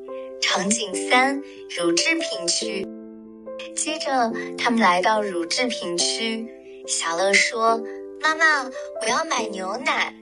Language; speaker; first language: Chinese; native; Chinese